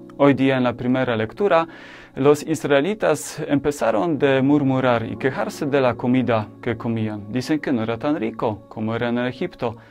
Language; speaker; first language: Spanish; non-native, fluent; Polish